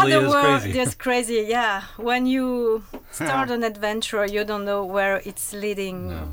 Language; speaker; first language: English; non-native, learner; French